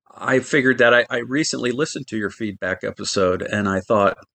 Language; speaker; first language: English; native; English